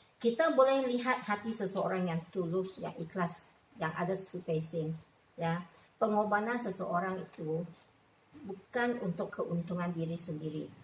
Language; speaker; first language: Malay; non-native, local second language; Chinese